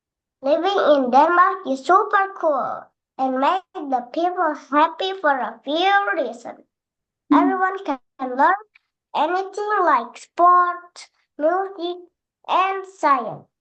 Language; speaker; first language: English; non-native, learner; Indonesian